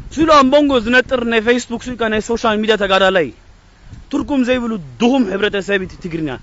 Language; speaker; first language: Tigrinya; early bilingual, heritage; Tigrinya